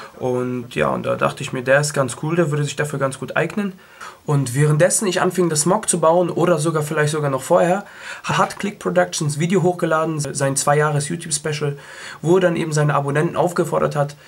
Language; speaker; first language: German; native; German